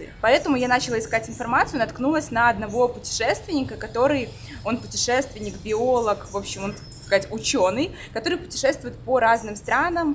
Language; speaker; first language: Russian; native; Russian